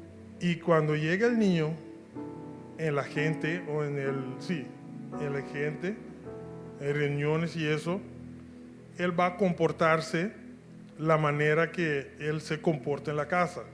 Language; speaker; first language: Spanish; non-native, local second language; Papiamento